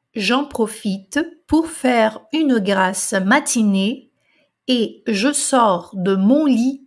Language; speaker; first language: French; non-native, fluent; Portuguese